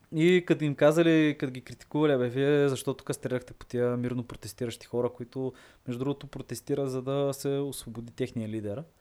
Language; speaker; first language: Bulgarian; native; Bulgarian